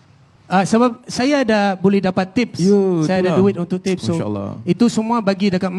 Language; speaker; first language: Indonesian; non-native, fluent; Filipino